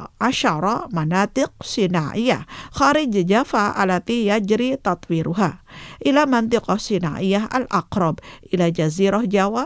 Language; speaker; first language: Arabic; non-native, fluent; Indonesian